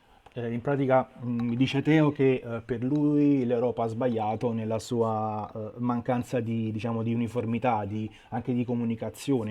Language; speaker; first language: Italian; native; Italian